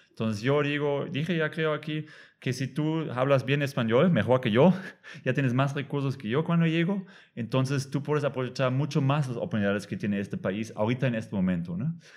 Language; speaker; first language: Spanish; non-native, fluent; German